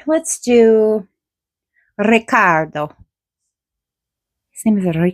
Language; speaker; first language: English; native; English